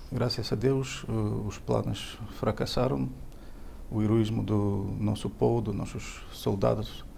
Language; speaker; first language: Portuguese; non-native, fluent; Ukrainian